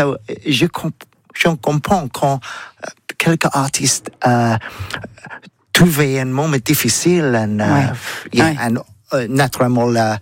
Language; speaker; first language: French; non-native, learner; English